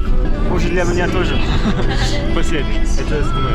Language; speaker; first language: Russian; non-native, learner; English